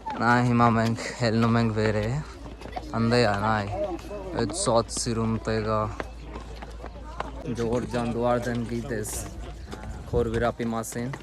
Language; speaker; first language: Armenian; non-native, learner; Hindi